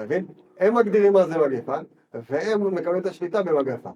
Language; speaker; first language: Hebrew; native; Hebrew